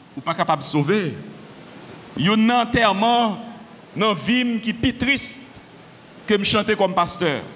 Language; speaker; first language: French; non-native, local second language; Haitian Creole